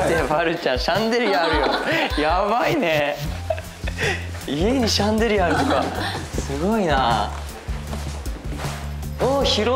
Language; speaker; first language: Japanese; native; Japanese